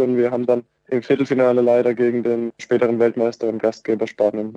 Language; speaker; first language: German; native; German